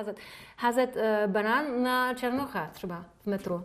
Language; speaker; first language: Czech; non-native, fluent; French